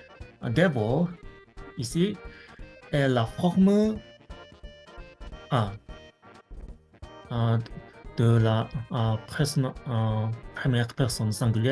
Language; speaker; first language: French; non-native, fluent; Japanese